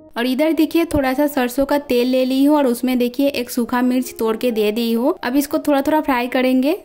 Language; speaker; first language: Hindi; non-native, local second language; Bangla